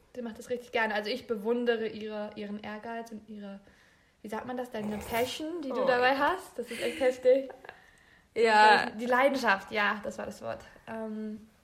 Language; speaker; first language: German; native; German